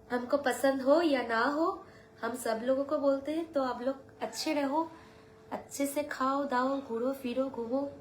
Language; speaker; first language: Hindi; non-native, local second language; Bangla